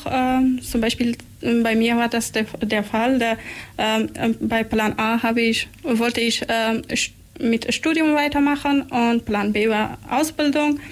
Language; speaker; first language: German; non-native, fluent; Persian